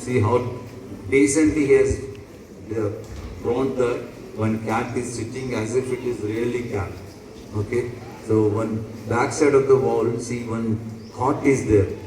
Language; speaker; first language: English; non-native, local second language; Telugu